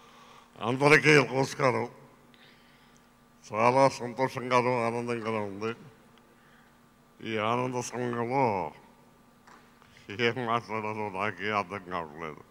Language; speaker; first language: Telugu; native; Telugu